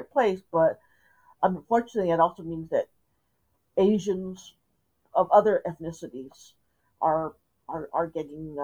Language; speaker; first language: English; native; English